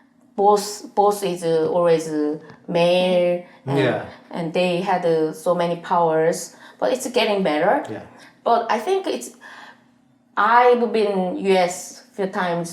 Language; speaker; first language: English; non-native, learner; Korean